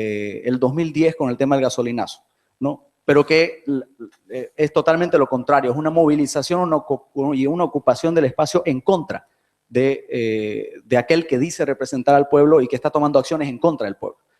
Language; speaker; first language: Spanish; native; Spanish